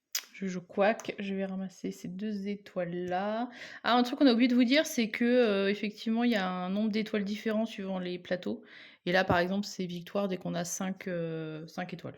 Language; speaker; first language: French; native; French